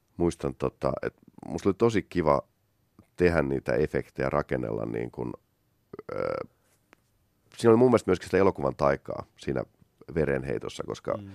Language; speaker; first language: Finnish; native; Finnish